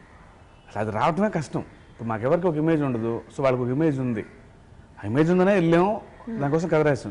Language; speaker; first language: Telugu; native; Telugu